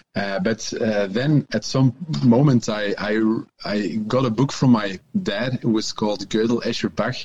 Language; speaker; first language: English; non-native, fluent; Dutch